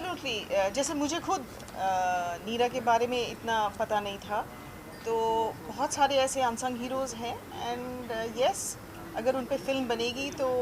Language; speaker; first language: Hindi; native; Hindi